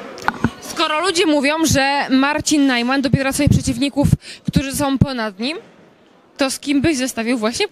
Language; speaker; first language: Polish; native; Polish